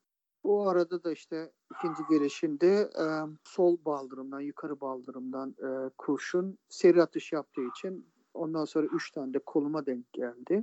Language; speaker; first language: Turkish; native; Turkish